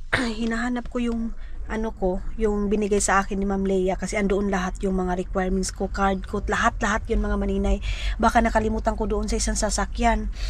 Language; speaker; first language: Filipino; non-native, local second language; Cebuano